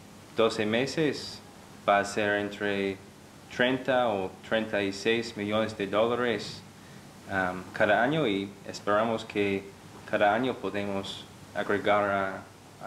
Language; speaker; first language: Spanish; non-native, fluent; English